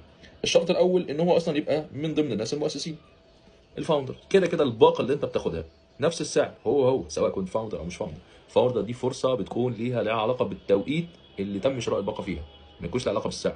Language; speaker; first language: Arabic; native; Arabic